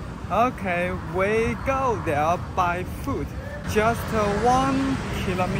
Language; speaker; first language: English; non-native, learner; Chinese